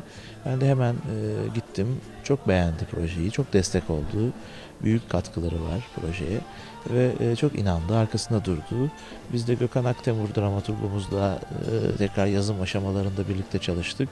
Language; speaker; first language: Turkish; native; Turkish